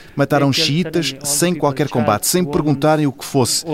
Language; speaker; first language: Portuguese; non-native, fluent; Persian